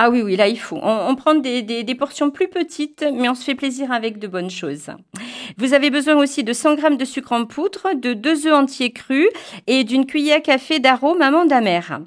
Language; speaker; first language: French; native; French